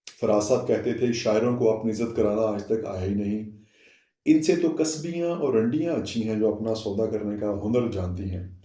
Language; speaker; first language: Urdu; non-native, local second language; Saraiki